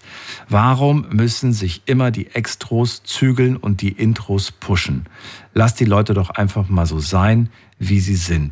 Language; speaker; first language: German; native; German